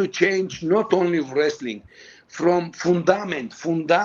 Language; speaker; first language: English; non-native, learner; Georgian